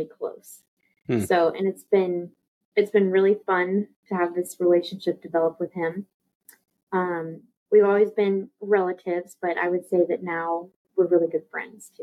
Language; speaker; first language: English; native; English